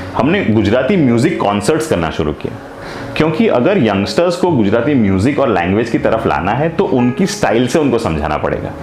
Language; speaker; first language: Hindi; non-native, local second language; Gujarati